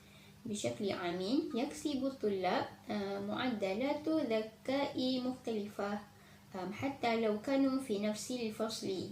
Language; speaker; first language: Arabic; non-native, learner; Malay